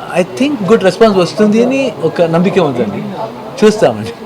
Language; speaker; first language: Telugu; non-native, learner; Kannada